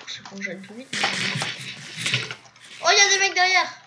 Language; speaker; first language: French; native; French